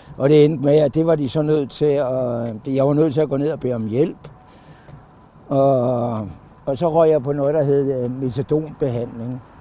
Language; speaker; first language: Danish; native; Danish